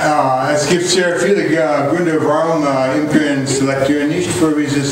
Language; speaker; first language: German; non-native, learner; English